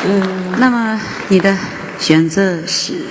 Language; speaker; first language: Chinese; non-native, local second language; Uyghur